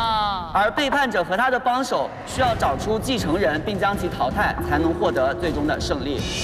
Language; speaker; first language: Chinese; native; Chinese